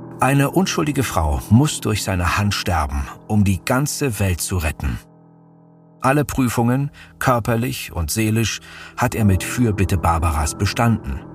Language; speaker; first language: German; native; German